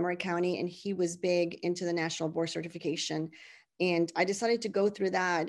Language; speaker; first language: English; non-native, fluent; Spanish